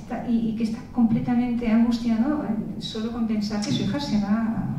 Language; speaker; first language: Spanish; native; Spanish